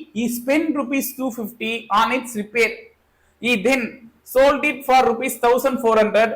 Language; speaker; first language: English; non-native, local second language; Tamil